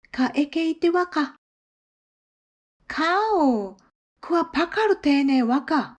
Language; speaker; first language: Māori; non-native, learner; Japanese